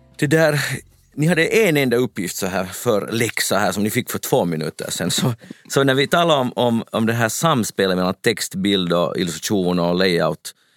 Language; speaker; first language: Swedish; native; Swedish